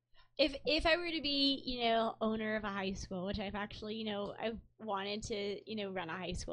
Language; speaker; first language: English; native; English